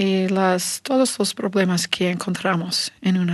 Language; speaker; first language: Spanish; non-native, learner; English